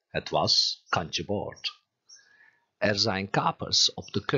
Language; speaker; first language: Dutch; non-native, fluent; Turkish